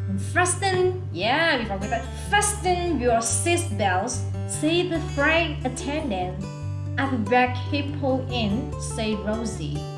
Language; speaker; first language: English; non-native, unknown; Vietnamese